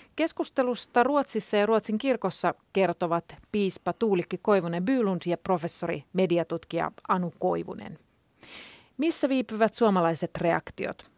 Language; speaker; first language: Finnish; native; Finnish